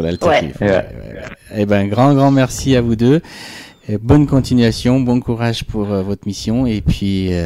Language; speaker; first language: French; native; French